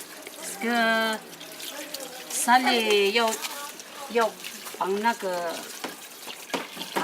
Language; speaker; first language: Chinese; non-native, local second language; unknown